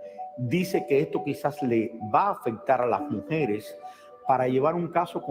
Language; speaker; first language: Spanish; native; Spanish